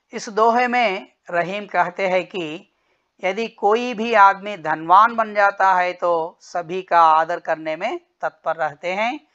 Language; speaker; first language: Hindi; non-native, local second language; Telugu